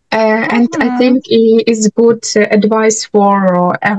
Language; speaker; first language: English; non-native, learner; Russian